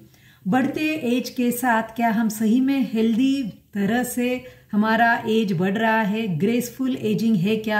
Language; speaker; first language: Hindi; non-native, local second language; Marathi